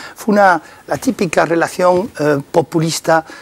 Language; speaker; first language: Spanish; early bilingual, other home language; French